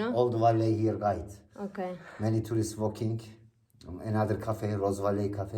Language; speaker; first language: English; non-native, learner; Turkish